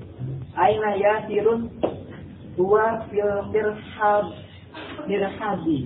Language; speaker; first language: Arabic; non-native, learner; Indonesian